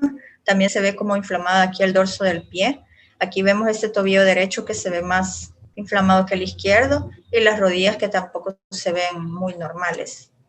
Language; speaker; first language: Spanish; native; Spanish